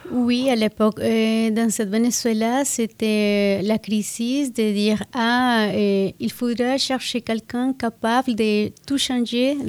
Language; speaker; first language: French; non-native, fluent; Spanish